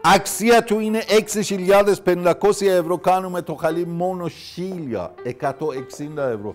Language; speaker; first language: Greek; non-native, learner; Persian